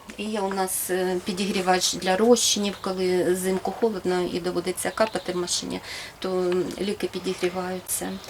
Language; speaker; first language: Ukrainian; native; Ukrainian